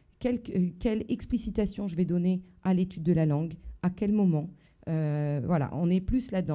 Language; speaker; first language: French; native; French